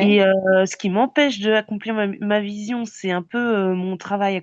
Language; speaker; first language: French; native; French